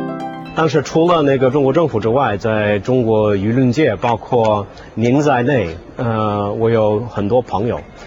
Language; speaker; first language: Chinese; non-native, fluent; English